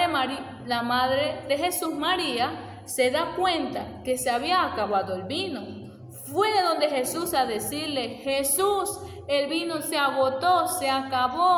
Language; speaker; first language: Spanish; native; Spanish